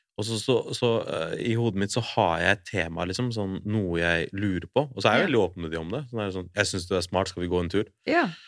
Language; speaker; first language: Norwegian; early bilingual, other home language; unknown